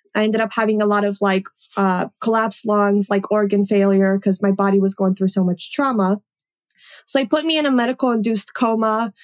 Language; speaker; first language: English; early bilingual, other home language; Polish